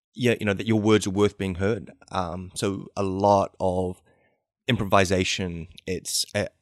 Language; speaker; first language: English; native; English